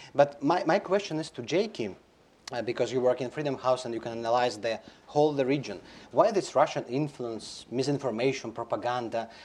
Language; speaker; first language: English; non-native, fluent; Belarusian